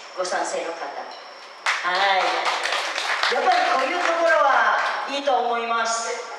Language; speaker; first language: Japanese; early bilingual, other home language; Filipino